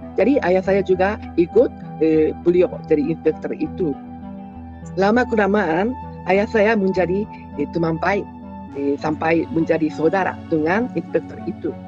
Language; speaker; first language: Indonesian; non-native, fluent; Japanese